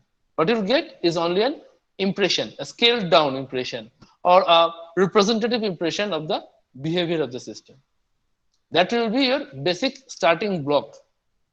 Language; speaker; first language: English; non-native, local second language; Bangla